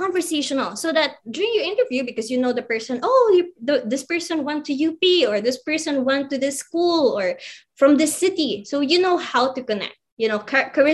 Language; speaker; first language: English; non-native, local second language; Cebuano